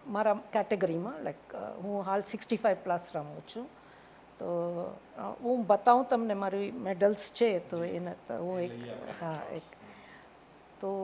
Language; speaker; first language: Gujarati; non-native, local second language; Tamil